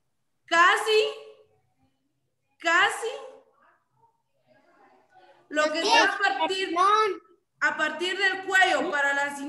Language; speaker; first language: Spanish; native; Spanish